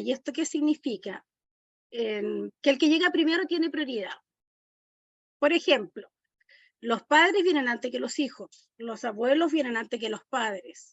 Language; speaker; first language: Spanish; native; Spanish